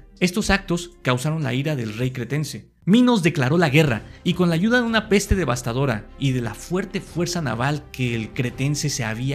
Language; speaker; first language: Spanish; native; Spanish